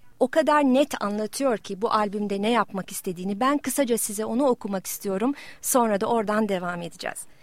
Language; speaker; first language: Turkish; native; Turkish